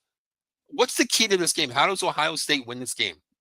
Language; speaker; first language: English; native; English